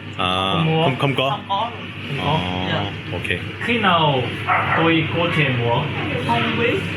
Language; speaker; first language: Vietnamese; non-native, learner; Korean